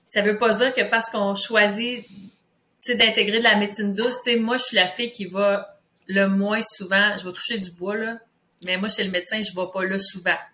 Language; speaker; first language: French; native; French